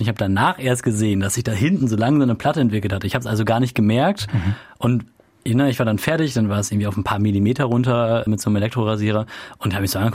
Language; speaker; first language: German; native; German